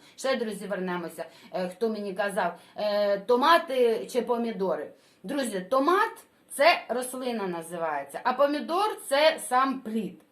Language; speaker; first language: Ukrainian; non-native, local second language; Russian